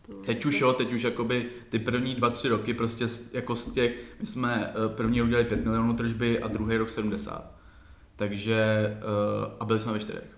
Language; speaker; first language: Czech; native; Czech